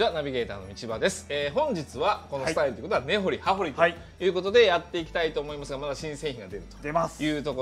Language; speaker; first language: Japanese; native; Japanese